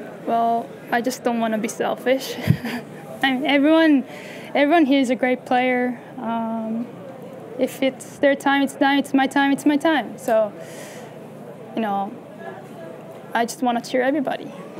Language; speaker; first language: English; non-native, local second language; Japanese